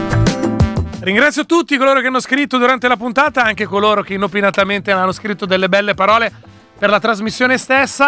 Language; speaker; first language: Italian; native; Italian